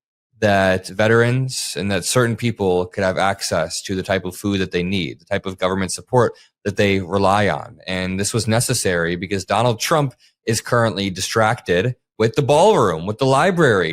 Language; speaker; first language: English; native; English